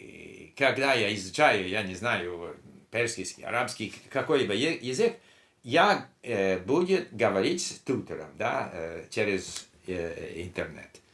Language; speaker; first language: Russian; non-native, learner; English